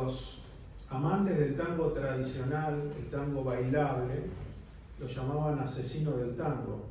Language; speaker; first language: Spanish; native; Spanish